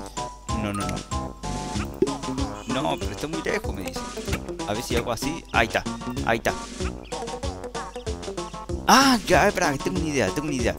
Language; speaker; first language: Spanish; native; Spanish